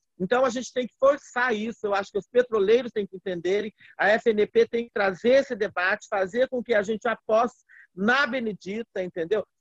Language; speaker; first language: Portuguese; native; Portuguese